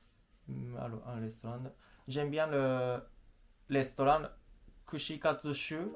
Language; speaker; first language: French; non-native, learner; Japanese